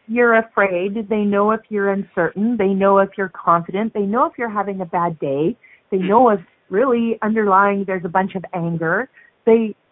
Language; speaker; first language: English; native; English